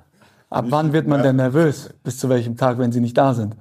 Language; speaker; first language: German; native; German